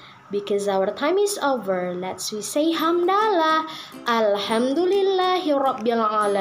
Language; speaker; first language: English; non-native, learner; Indonesian